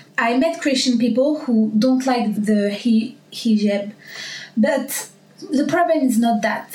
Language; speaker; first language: English; non-native, learner; French